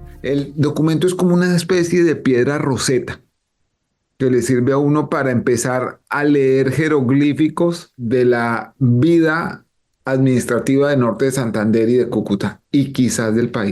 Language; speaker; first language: Spanish; native; Spanish